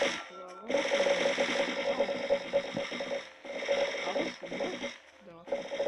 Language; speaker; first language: French; native; French